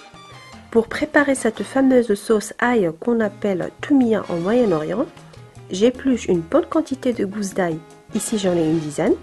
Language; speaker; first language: French; non-native, local second language; Arabic